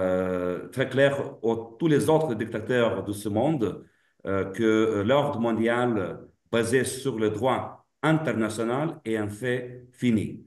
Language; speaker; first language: French; non-native, fluent; Lithuanian